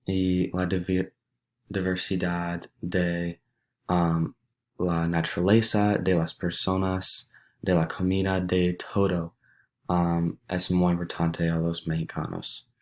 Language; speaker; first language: Spanish; non-native, learner; English